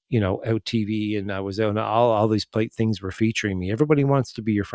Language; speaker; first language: English; native; English